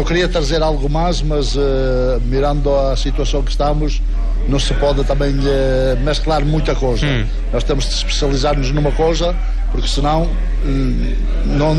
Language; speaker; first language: Spanish; non-native, learner; Portuguese